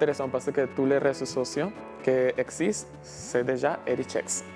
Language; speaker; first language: French; non-native, learner; Spanish